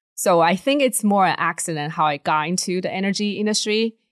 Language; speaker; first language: English; early bilingual, other home language; Chinese